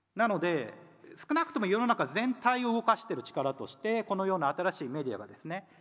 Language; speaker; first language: Japanese; native; Japanese